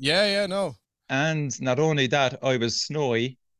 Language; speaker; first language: English; native; English